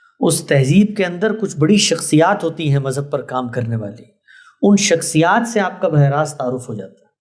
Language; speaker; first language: Urdu; native; Urdu